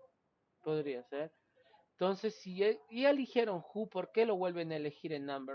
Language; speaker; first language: Spanish; native; Spanish